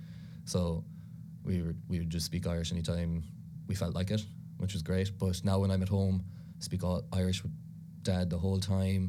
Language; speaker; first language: English; non-native, local second language; Irish